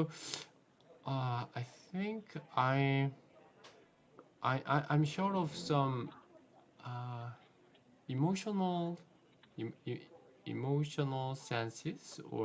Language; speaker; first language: English; non-native, learner; Korean